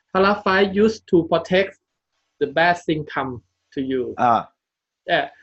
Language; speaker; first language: English; non-native, learner; Thai